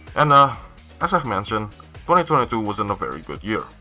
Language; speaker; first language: English; non-native, fluent; Malay